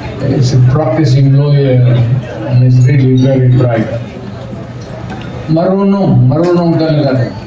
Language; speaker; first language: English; non-native, local second language; Cebuano